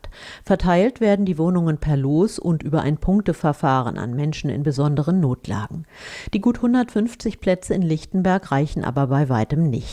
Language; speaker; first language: German; native; German